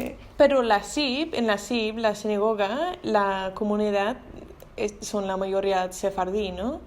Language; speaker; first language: Spanish; non-native, learner; English